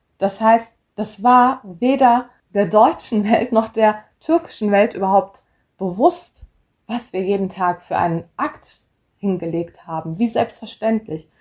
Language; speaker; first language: German; early bilingual, other home language; Turkish